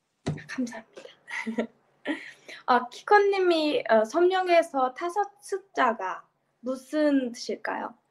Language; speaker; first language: Korean; non-native, learner; Turkish